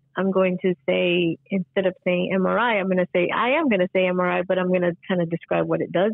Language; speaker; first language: English; early bilingual, other home language; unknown